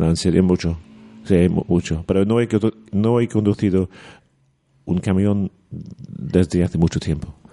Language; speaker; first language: Spanish; non-native, learner; English